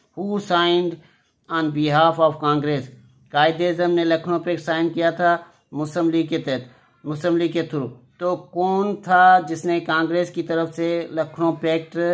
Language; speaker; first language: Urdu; non-native, local second language; Sindhi